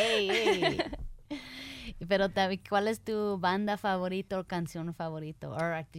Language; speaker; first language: Spanish; early bilingual, heritage; Spanish